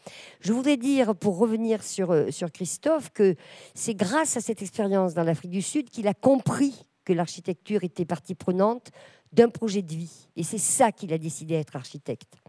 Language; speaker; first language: French; native; French